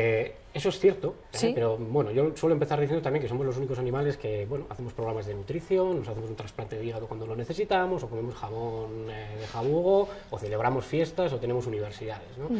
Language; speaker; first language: Spanish; native; Spanish